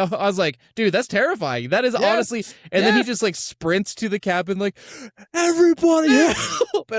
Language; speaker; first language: English; native; English